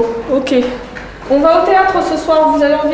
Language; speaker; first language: French; native; French